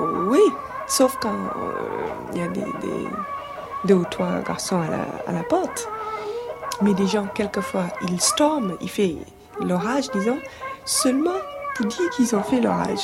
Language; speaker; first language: French; non-native, fluent; English